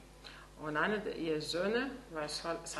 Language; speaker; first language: German; non-native, fluent; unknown